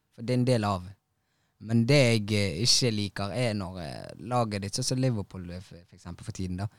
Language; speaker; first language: Norwegian; early bilingual, other home language; Tigrinya